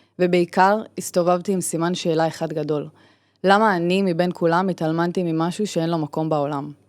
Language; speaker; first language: Hebrew; native; Hebrew